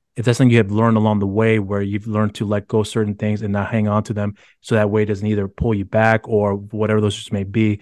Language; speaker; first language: English; early bilingual, other home language; Spanish